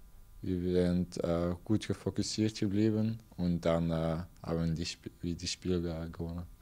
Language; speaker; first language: German; non-native, learner; Dutch